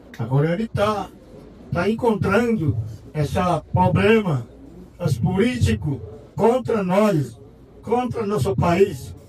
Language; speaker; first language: Portuguese; non-native, local second language; Yanomámi